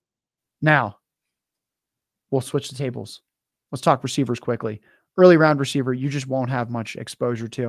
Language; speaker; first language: English; native; English